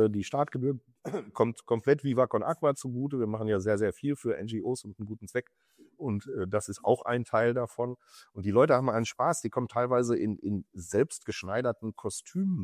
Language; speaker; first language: German; native; German